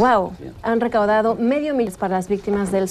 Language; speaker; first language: Spanish; native; Spanish